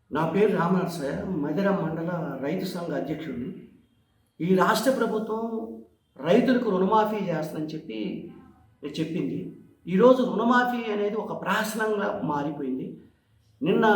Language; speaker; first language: Telugu; native; Telugu